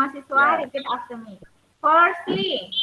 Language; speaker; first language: English; non-native, learner; Indonesian